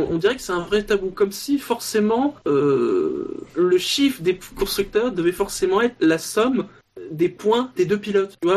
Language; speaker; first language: French; native; French